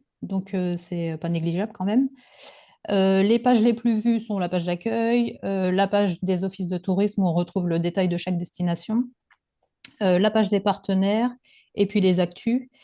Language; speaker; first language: French; native; French